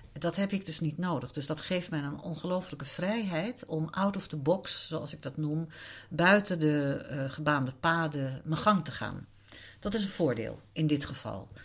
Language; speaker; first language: Dutch; native; Dutch